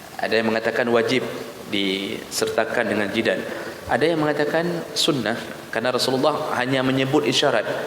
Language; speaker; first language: Malay; non-native, local second language; Achinese